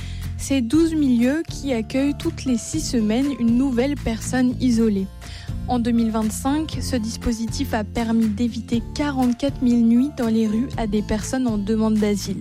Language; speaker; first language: French; native; French